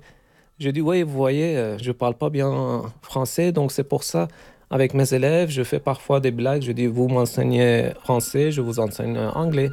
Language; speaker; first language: French; non-native, learner; Turkish